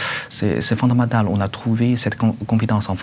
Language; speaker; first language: French; non-native, learner; Chinese